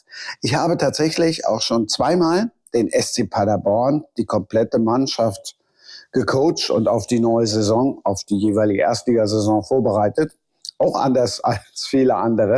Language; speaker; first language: German; native; German